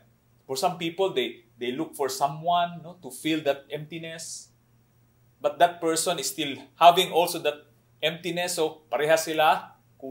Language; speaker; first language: English; non-native, local second language; Cebuano